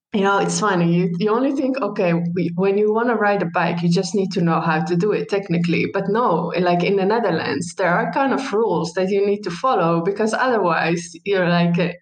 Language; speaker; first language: English; non-native, fluent; Arabic